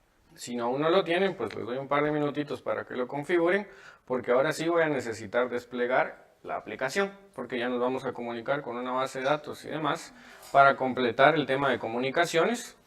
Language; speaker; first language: Spanish; native; Spanish